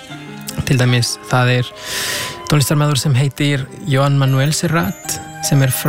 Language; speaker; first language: Icelandic; non-native, fluent; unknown